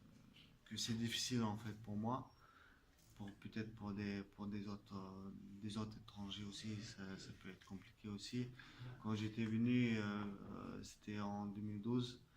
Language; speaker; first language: French; non-native, fluent; Chechen